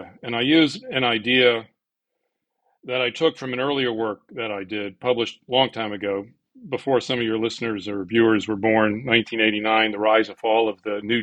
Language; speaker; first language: English; native; English